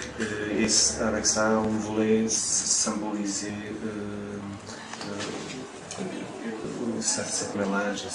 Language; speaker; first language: French; non-native, fluent; Portuguese